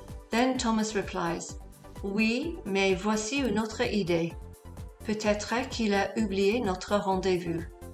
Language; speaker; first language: French; non-native, fluent; English